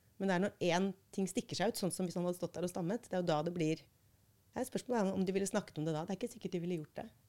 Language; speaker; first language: Norwegian; native; Norwegian